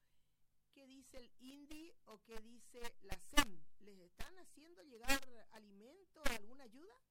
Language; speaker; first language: Spanish; native; Spanish